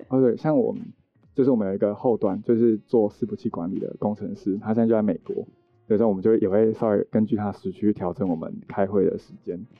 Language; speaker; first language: Chinese; native; Chinese